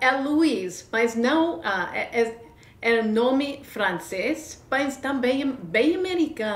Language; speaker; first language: Portuguese; non-native, fluent; English